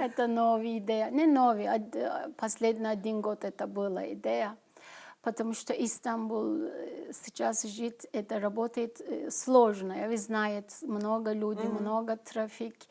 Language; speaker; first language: Russian; non-native, learner; Turkish